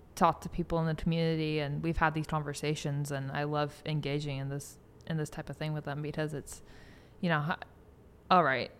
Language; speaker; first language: English; native; English